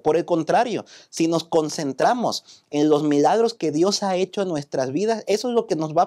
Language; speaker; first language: Spanish; native; Spanish